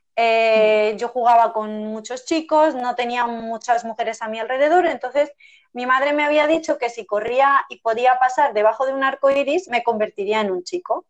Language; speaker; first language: Spanish; early bilingual, other home language; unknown